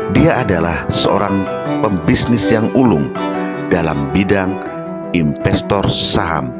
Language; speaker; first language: Indonesian; native; Indonesian